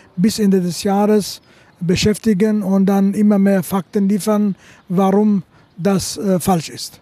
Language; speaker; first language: German; non-native, fluent; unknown